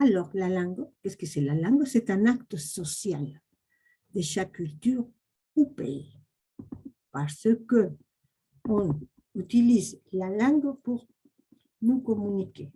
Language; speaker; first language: French; non-native, fluent; Spanish